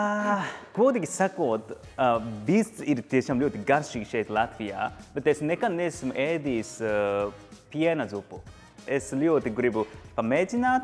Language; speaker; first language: Latvian; non-native, learner; Japanese